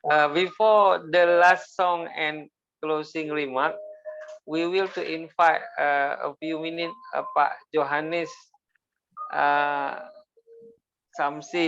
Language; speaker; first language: English; non-native, learner; Malay